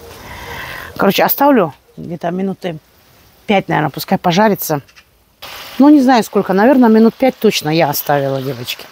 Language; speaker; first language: Russian; native; Russian